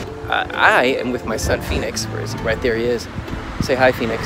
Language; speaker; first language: English; native; English